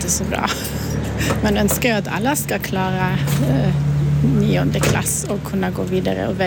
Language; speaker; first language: Swedish; non-native, fluent; German